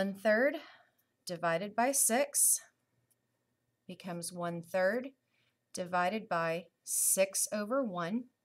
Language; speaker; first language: English; native; English